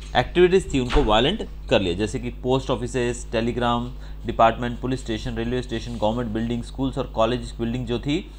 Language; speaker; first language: Hindi; non-native, local second language; Gujarati